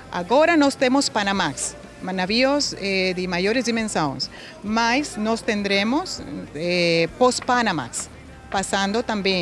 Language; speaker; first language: Portuguese; non-native, learner; Spanish